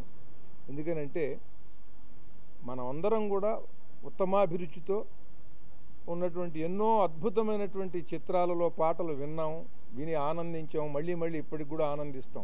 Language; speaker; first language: Telugu; native; Telugu